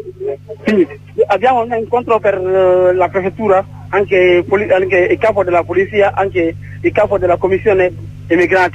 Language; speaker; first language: Italian; non-native, learner; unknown